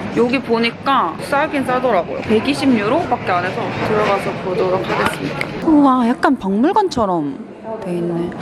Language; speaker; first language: Korean; native; Korean